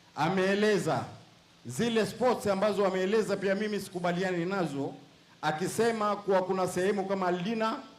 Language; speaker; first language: Swahili; native; Swahili